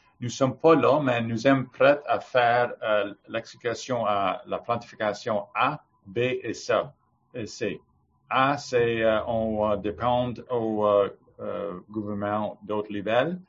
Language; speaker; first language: French; non-native, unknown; English